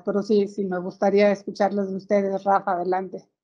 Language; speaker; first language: Spanish; native; Spanish